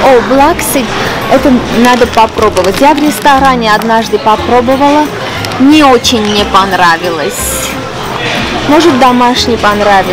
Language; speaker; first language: Russian; non-native, local second language; Armenian